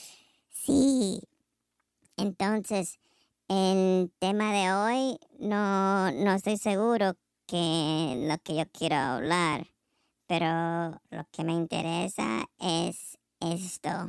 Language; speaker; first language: Spanish; non-native, learner; English